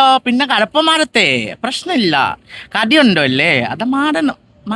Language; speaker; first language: Malayalam; non-native, fluent; Assamese